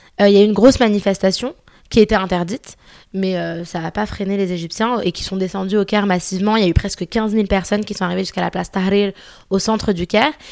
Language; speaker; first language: French; early bilingual, other home language; Arabic